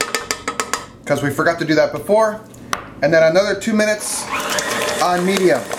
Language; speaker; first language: English; native; English